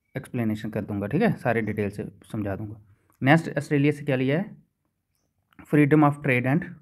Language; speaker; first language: Hindi; native; Hindi